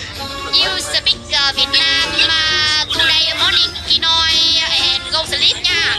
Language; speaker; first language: English; non-native, learner; Vietnamese